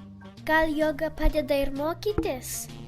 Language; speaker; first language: Lithuanian; early bilingual, heritage; Lithuanian